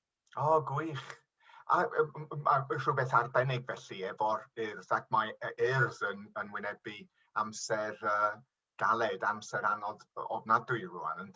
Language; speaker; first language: Welsh; non-native, local second language; English